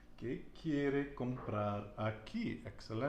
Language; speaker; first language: Spanish; non-native, learner; English